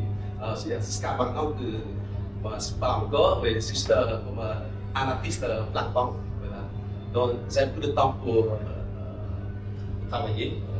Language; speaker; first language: French; non-native, local second language; Khmer